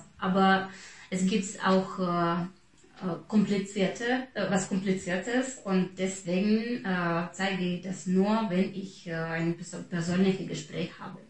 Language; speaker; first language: German; non-native, fluent; Russian